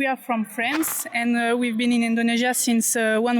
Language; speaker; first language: English; non-native, learner; French